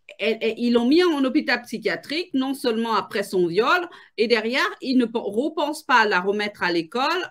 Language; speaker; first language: French; native; French